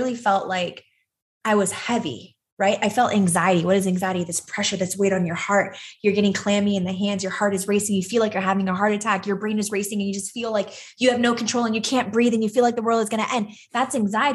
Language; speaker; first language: English; native; English